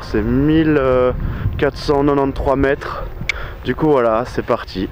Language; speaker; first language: French; native; French